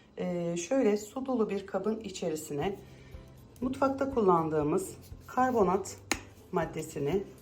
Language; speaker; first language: Turkish; native; Turkish